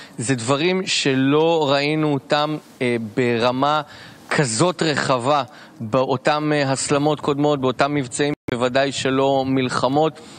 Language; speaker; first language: Hebrew; native; Hebrew